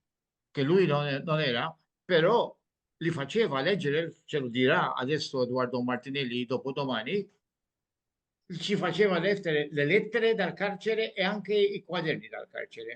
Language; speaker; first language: Italian; non-native, fluent; Maltese